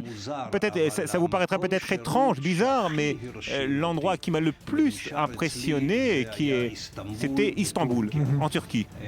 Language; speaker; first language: French; non-native, fluent; Hebrew